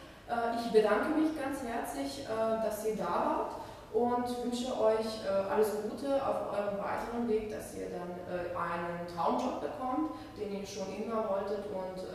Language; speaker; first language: German; non-native, fluent; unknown